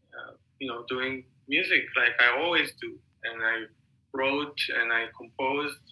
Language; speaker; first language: English; non-native, fluent; Hebrew